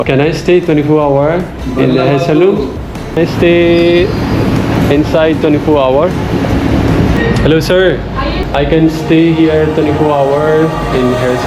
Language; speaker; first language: English; non-native, learner; Burmese